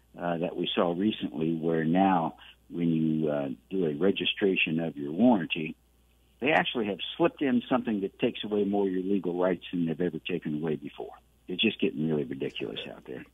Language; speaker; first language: English; native; English